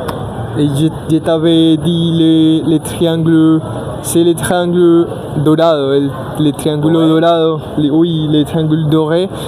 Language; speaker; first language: French; non-native, learner; Spanish